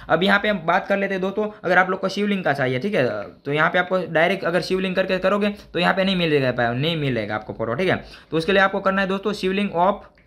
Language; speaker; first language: Hindi; non-native, local second language; Gujarati